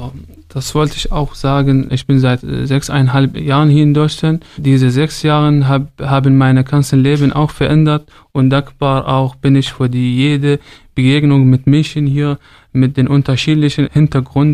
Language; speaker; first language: German; non-native, fluent; Arabic